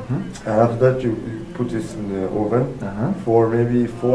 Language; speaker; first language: English; non-native, learner; French